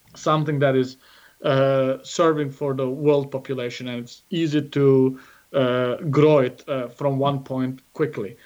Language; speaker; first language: English; non-native, fluent; Azerbaijani